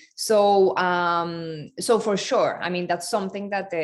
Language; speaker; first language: English; non-native, fluent; Spanish